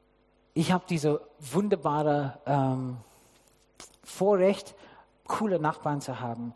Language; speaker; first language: German; non-native, fluent; English